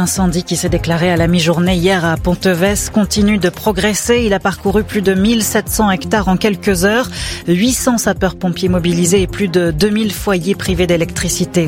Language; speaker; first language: French; native; French